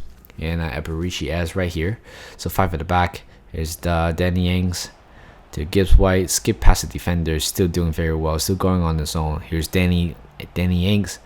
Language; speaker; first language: English; non-native, fluent; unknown